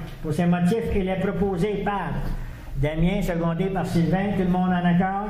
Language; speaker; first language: French; native; French